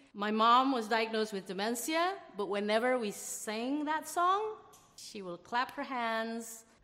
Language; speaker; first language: English; non-native, fluent; Indonesian